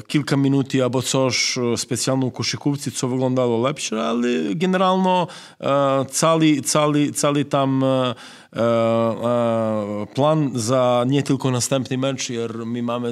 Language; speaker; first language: Polish; non-native, fluent; Serbian